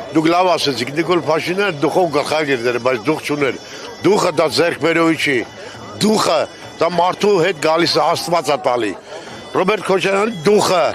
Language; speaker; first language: Armenian; native; Armenian